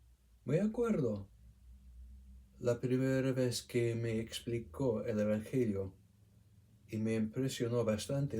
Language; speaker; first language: Spanish; non-native, fluent; English